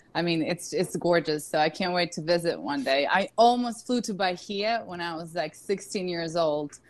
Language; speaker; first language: English; non-native, fluent; Russian